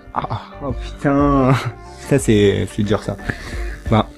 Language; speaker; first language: French; native; French